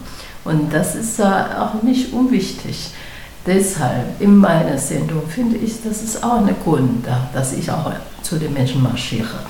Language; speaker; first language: German; non-native, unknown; Chinese